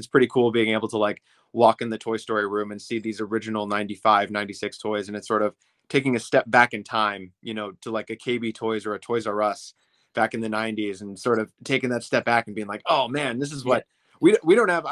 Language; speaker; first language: English; native; English